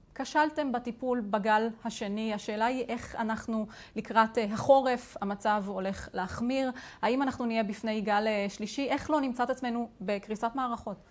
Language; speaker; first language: Hebrew; native; Hebrew